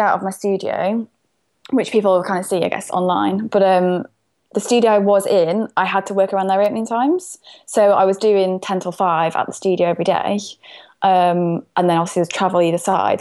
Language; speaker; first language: English; native; English